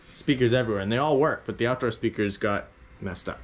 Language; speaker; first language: English; native; English